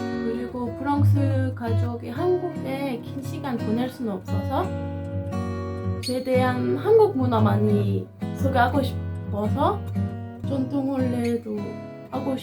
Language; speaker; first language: Korean; non-native, fluent; French